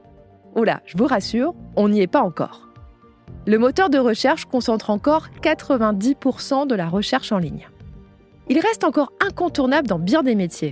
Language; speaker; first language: French; native; French